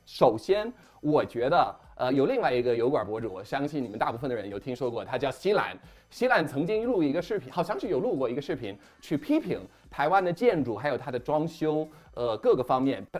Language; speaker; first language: Chinese; non-native, fluent; English